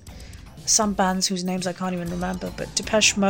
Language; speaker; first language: English; native; English